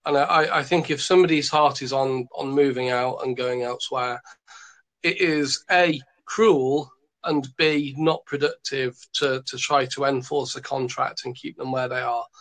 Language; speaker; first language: English; native; English